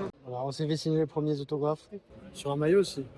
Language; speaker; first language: French; native; French